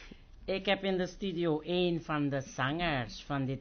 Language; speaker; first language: Dutch; native; Dutch